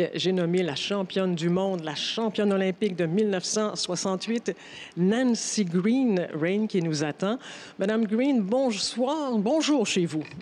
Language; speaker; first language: French; native; French